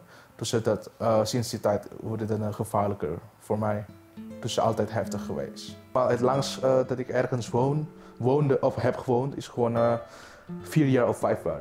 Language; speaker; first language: Dutch; non-native, fluent; Indonesian